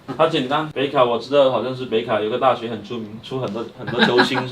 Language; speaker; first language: Chinese; native; Chinese